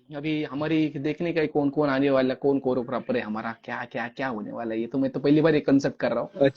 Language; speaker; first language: Hindi; non-native, local second language; Marathi